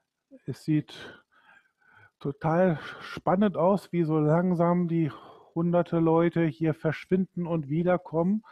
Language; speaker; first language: German; native; German